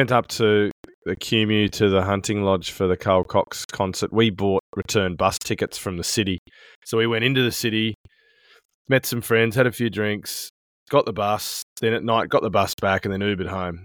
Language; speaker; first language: English; native; English